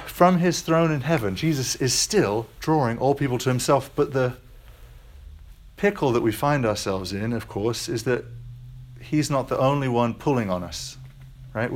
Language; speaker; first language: English; native; English